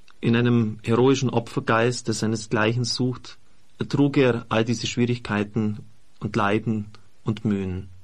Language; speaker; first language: German; native; German